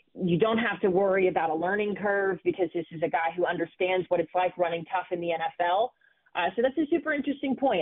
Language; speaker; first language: English; native; English